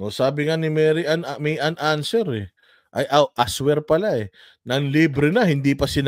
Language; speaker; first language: Filipino; native; Filipino